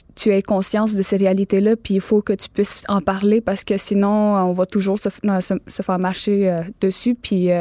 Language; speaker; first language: French; native; French